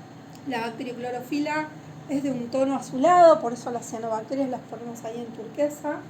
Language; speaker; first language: Spanish; native; Spanish